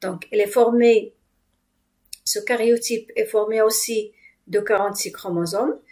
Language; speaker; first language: French; non-native, local second language; Arabic